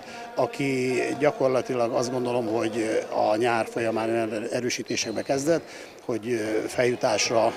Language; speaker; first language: Hungarian; native; Hungarian